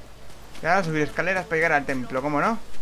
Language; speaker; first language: Spanish; native; Spanish